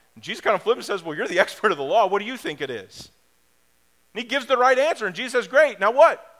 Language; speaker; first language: English; native; English